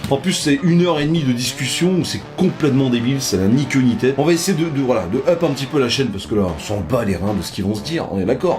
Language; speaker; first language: French; native; French